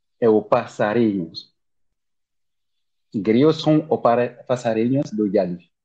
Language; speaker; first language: Portuguese; non-native, learner; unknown